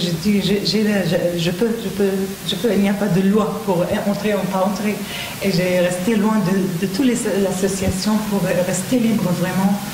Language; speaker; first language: French; non-native, fluent; Arabic